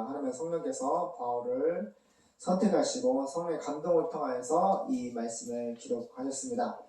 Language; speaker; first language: Korean; native; Korean